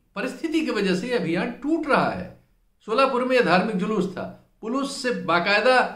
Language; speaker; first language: Hindi; native; Hindi